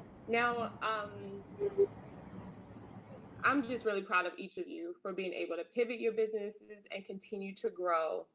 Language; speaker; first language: English; native; English